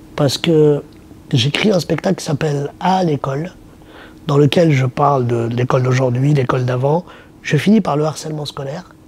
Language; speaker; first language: French; early bilingual, other home language; Arabic